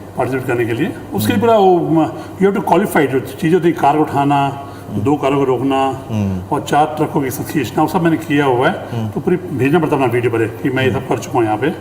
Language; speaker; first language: Hindi; native; Hindi